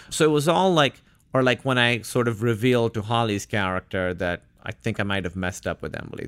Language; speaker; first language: English; non-native, local second language; Urdu